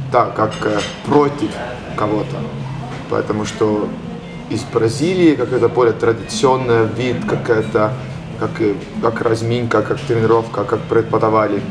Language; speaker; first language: Russian; non-native, learner; Estonian